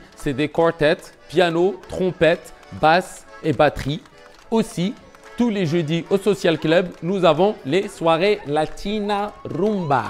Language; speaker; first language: French; non-native, local second language; Arabic